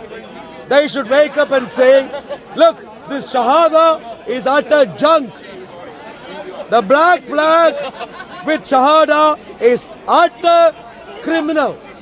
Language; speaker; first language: English; non-native, fluent; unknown